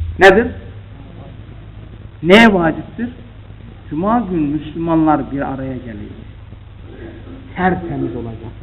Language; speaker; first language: Turkish; native; Turkish